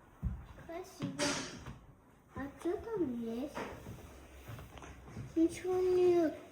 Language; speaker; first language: Russian; non-native, local second language; Azerbaijani